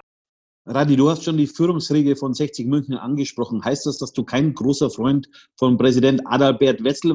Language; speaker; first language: German; native; German